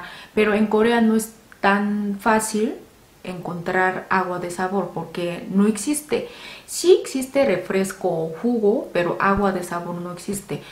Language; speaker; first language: Spanish; non-native, fluent; Korean